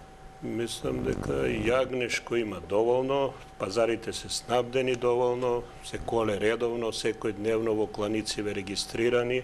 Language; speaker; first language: Macedonian; native; Macedonian